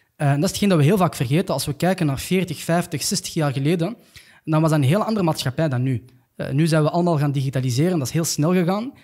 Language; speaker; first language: Dutch; early bilingual, other home language; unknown